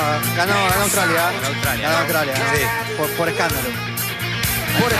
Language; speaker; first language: Spanish; native; Spanish